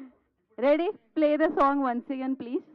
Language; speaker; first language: Telugu; native; Telugu